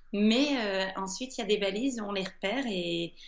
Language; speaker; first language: French; native; French